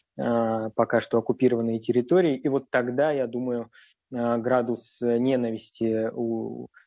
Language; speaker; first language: Russian; native; Russian